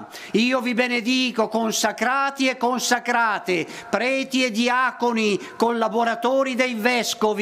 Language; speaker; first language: Italian; native; Italian